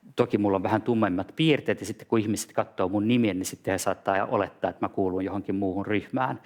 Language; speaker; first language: Finnish; non-native, local second language; Swedish